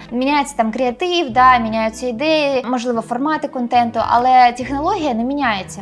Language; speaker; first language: Ukrainian; non-native, local second language; Russian